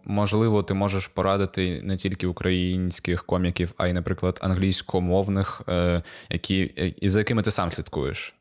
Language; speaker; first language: Ukrainian; native; Ukrainian